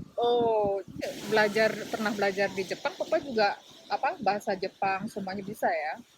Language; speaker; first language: Indonesian; native; Indonesian